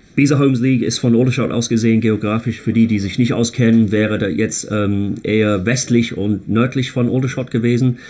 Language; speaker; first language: German; non-native, fluent; English